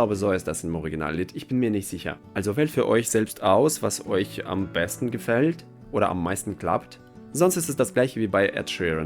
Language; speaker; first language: German; non-native, fluent; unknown